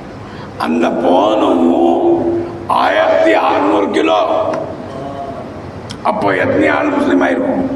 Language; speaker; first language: Tamil; non-native, learner; Urdu